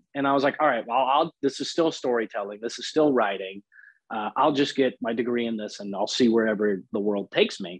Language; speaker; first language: English; native; English